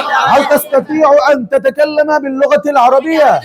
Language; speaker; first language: Arabic; non-native, learner; Bangla